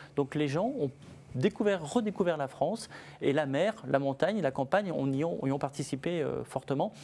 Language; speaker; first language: French; native; French